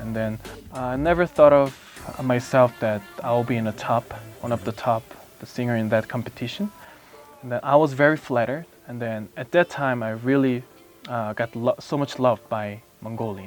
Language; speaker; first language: English; non-native, fluent; Korean